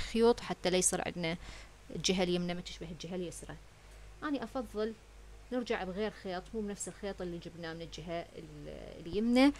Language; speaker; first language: Arabic; native; Arabic